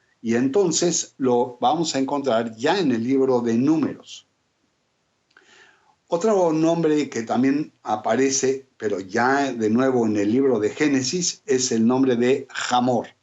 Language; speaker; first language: Spanish; native; Spanish